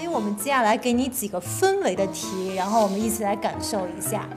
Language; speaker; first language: Chinese; native; Chinese